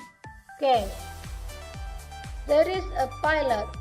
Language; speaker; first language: English; non-native, fluent; Indonesian